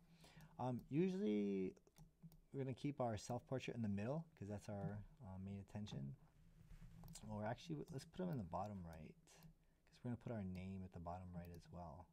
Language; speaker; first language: English; native; English